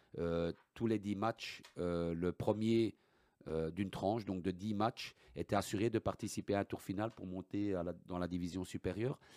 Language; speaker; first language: French; early bilingual, other home language; Italian